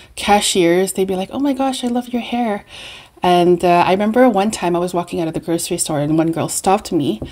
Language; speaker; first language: English; native; English